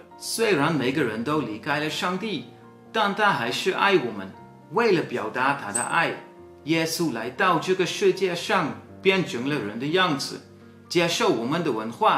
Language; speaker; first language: Chinese; non-native, fluent; Dutch